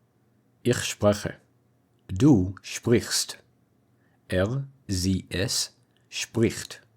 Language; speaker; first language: German; non-native, fluent; English